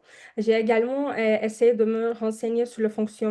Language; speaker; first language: French; non-native, fluent; Turkish